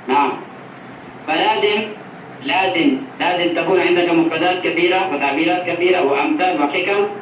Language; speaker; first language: Arabic; non-native, fluent; Urdu